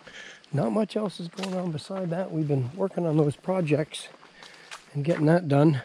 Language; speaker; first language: English; native; English